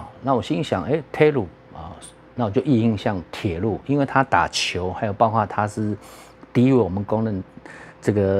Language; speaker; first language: Chinese; native; Chinese